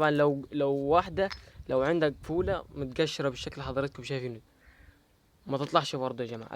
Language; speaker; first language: Arabic; native; Arabic